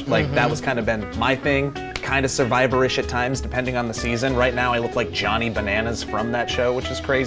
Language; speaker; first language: English; native; English